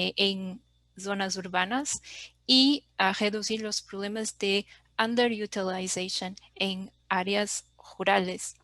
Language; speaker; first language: Spanish; non-native, fluent; Portuguese